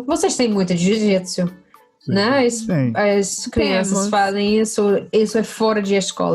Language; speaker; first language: Portuguese; non-native, fluent; English